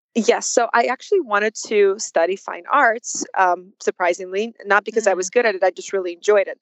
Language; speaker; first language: English; early bilingual, other home language; Russian